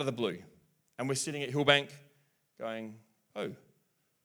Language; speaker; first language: English; native; English